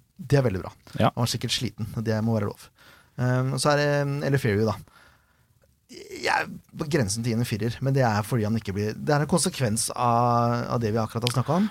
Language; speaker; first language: Norwegian; native; Norwegian